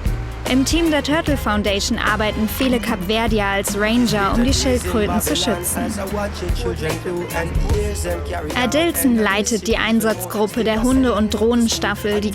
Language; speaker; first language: German; native; German